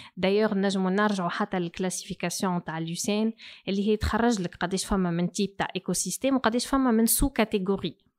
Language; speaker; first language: French; non-native, local second language; Arabic